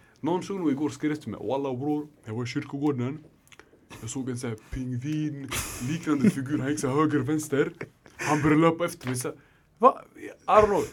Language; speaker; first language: Swedish; early bilingual, other home language; Arabic